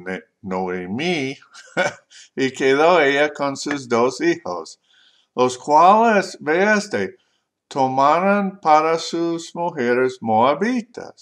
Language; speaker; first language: Spanish; non-native, learner; English